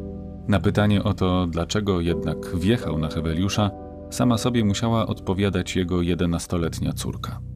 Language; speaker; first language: Polish; native; Polish